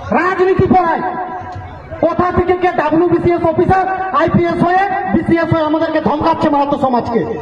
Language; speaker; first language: Bangla; non-native, local second language; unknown